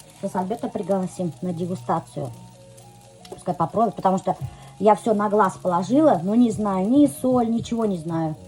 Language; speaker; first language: Russian; non-native, local second language; Bashkir